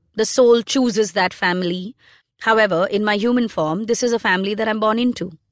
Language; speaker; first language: English; non-native, local second language; Hindi